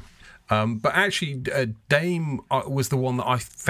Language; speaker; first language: English; native; English